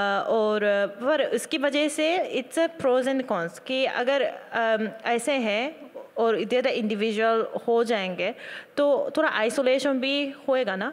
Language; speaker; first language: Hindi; non-native, learner; Japanese